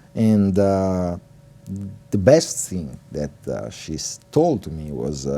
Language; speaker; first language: English; non-native, fluent; Italian